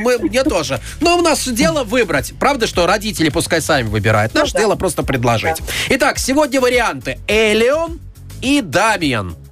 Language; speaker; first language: Russian; native; Russian